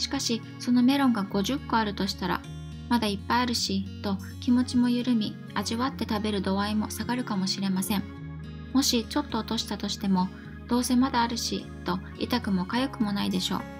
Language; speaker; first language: Japanese; native; Japanese